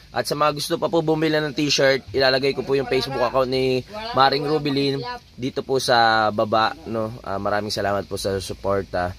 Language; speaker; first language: Filipino; native; Filipino